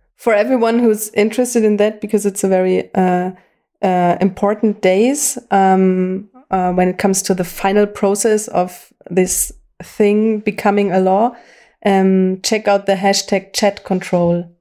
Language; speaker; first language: English; non-native, fluent; German